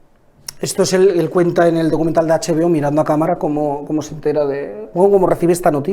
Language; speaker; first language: Spanish; native; Spanish